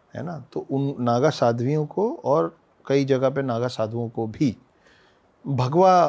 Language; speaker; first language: Hindi; native; Hindi